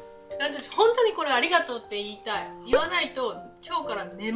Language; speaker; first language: Japanese; native; Japanese